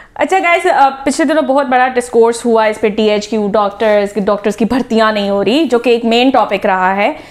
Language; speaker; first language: Urdu; native; Urdu